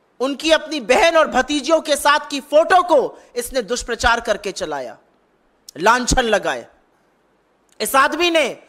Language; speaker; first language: Hindi; native; Hindi